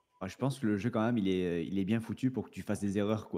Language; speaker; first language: French; native; French